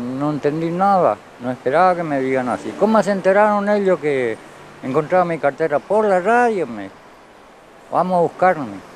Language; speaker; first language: Spanish; native; Spanish